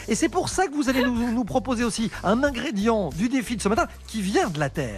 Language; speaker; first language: French; native; French